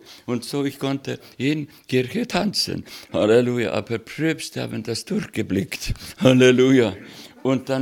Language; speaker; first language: German; non-native, fluent; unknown